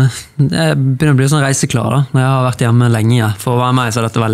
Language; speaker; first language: Norwegian; native; Norwegian